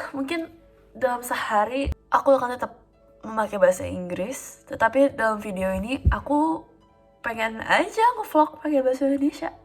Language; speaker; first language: Indonesian; native; Indonesian